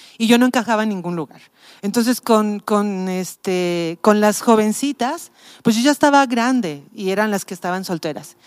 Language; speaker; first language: Spanish; native; Spanish